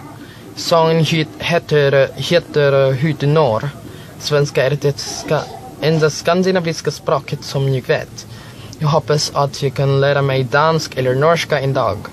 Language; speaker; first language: Swedish; non-native, learner; Filipino